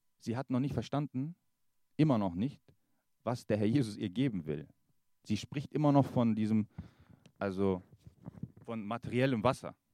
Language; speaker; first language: German; early bilingual, other home language; Kurdish